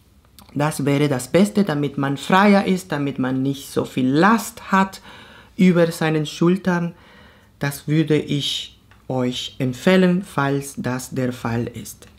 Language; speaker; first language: German; non-native, fluent; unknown